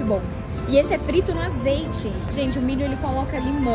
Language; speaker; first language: Portuguese; native; Portuguese